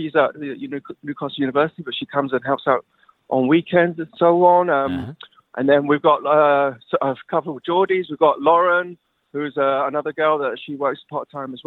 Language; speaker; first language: English; native; English